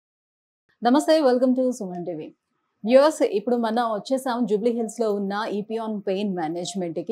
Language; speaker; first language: Telugu; native; Telugu